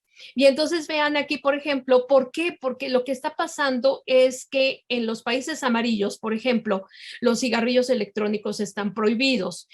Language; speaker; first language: Spanish; native; Spanish